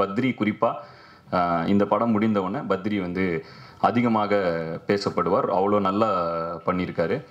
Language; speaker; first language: Tamil; native; Tamil